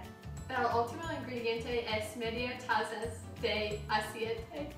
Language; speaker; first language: Spanish; non-native, learner; English